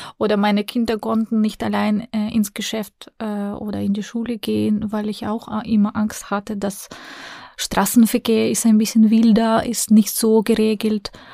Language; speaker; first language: German; non-native, fluent; Russian